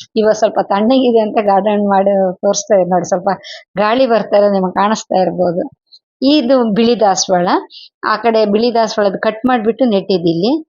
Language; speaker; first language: Kannada; native; Kannada